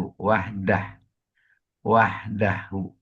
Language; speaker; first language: Arabic; non-native, learner; Indonesian